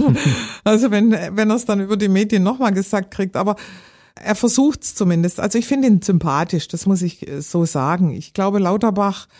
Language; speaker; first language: German; native; German